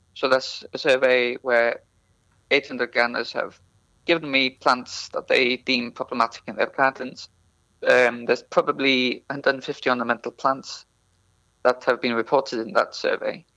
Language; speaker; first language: English; native; English